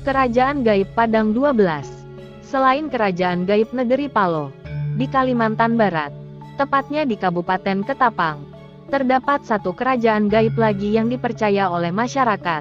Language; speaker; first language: Indonesian; native; Indonesian